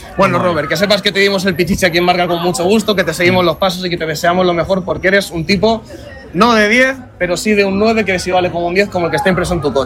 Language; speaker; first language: Spanish; native; Spanish